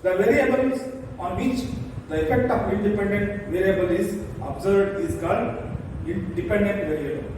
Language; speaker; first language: English; non-native, local second language; Kannada